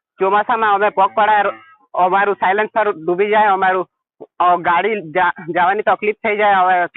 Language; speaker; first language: Gujarati; non-native, local second language; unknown